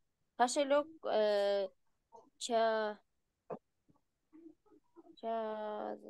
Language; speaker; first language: Korean; non-native, learner; Kyrgyz